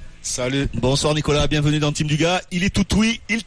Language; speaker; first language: French; native; French